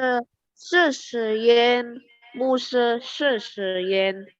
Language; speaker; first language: Chinese; non-native, learner; Indonesian